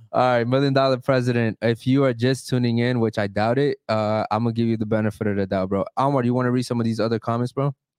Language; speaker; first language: English; early bilingual, other home language; Spanish